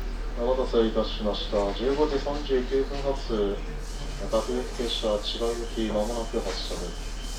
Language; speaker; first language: Japanese; native; Japanese